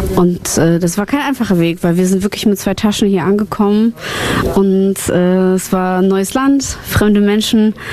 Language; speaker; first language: German; early bilingual, other home language; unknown